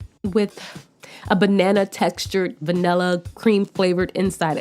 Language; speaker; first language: English; native; English